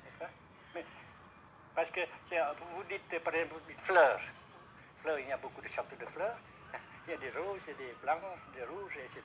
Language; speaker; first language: French; non-native, local second language; Vietnamese